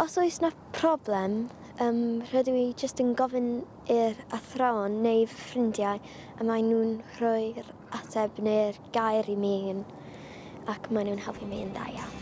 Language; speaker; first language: Welsh; non-native, learner; English